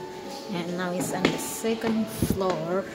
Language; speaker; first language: English; non-native, learner; Indonesian